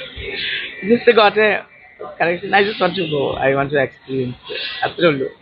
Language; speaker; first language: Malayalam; non-native, local second language; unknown